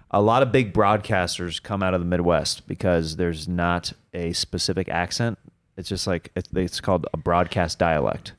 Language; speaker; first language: English; native; English